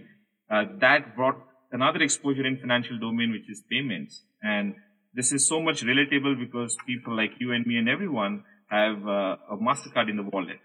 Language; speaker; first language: English; non-native, local second language; Hindi